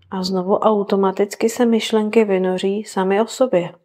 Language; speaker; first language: Czech; native; Czech